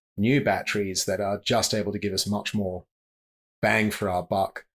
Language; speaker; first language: English; native; English